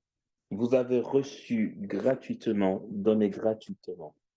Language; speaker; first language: French; native; French